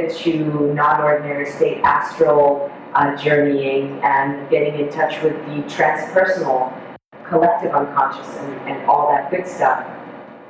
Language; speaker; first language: English; non-native, fluent; Hebrew